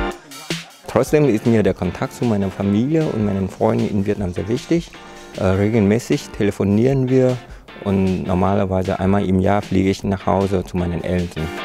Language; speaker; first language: German; non-native, fluent; Vietnamese